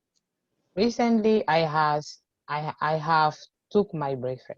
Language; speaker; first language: English; non-native, learner; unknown